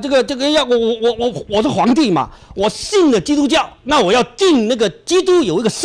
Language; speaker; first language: Chinese; native; Chinese